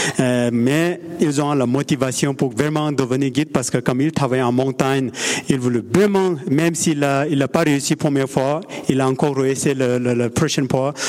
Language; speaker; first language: French; non-native, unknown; Sherpa